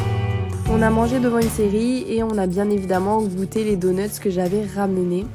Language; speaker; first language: French; native; French